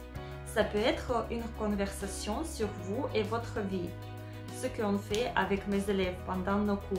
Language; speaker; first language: French; non-native, fluent; Russian